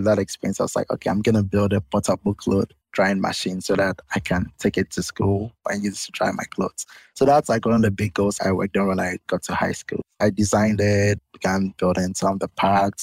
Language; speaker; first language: English; non-native, local second language; Akan